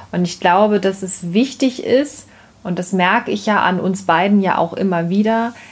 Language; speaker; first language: German; native; German